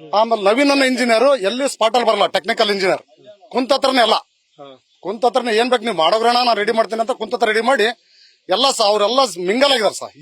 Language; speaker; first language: Kannada; native; Kannada